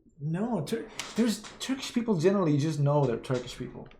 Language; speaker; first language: English; non-native, fluent; Turkish